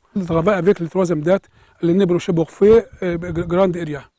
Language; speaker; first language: French; non-native, learner; Arabic